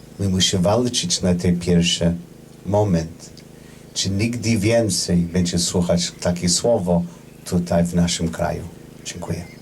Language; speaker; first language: Polish; non-native, learner; English